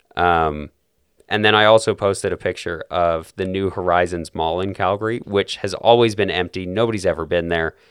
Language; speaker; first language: English; native; English